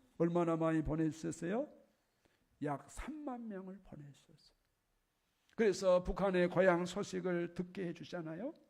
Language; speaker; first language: Korean; native; Korean